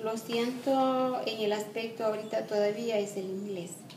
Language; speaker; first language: Spanish; native; Spanish